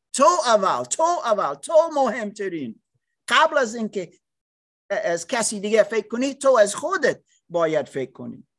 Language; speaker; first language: Persian; non-native, learner; English